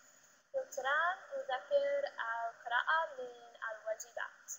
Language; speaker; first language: Arabic; non-native, learner; English